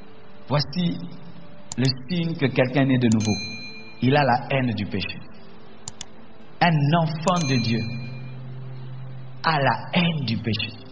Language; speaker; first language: French; non-native, local second language; Lingala